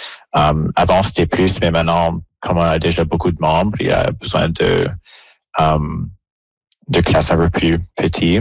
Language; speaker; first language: French; native; French